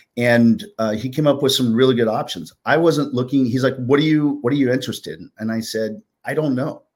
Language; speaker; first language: English; native; English